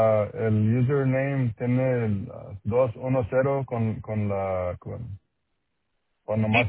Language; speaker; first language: Spanish; non-native, local second language; English